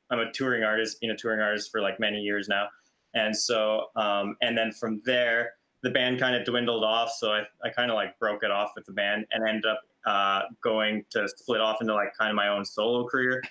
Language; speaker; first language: English; native; English